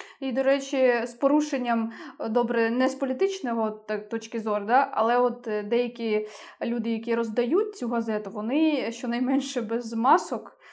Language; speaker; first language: Ukrainian; native; Ukrainian